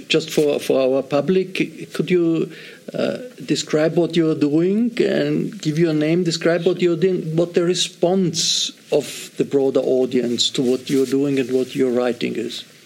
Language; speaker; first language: English; non-native, fluent; German